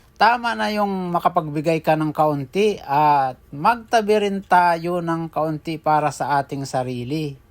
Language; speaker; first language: Filipino; native; Filipino